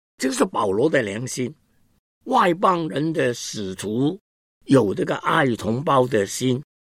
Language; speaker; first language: Chinese; non-native, local second language; Cantonese